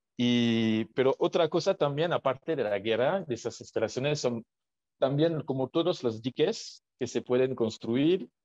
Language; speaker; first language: Spanish; non-native, fluent; French